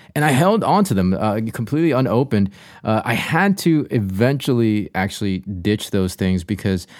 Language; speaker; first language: English; native; English